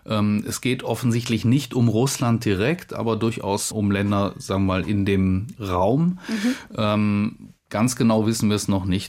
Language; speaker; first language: German; native; German